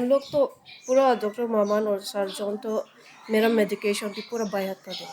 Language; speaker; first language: Hindi; non-native, local second language; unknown